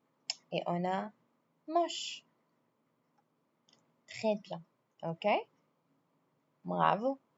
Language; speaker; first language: French; non-native, fluent; Arabic